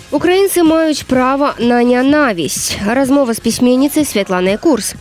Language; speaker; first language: Belarusian; native; Belarusian